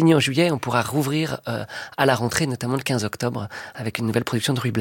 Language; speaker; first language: French; native; French